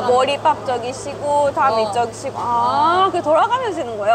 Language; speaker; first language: Korean; non-native, fluent; Japanese